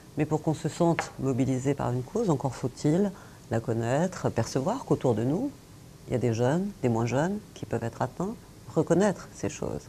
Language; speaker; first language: French; native; French